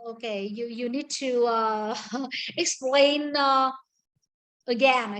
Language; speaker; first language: English; non-native, learner; Vietnamese